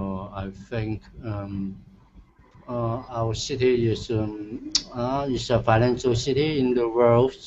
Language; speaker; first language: English; non-native, learner; Cantonese